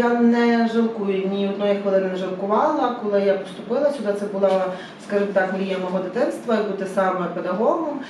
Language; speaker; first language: Ukrainian; native; Ukrainian